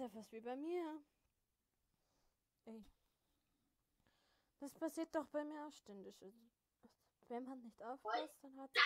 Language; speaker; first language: German; native; German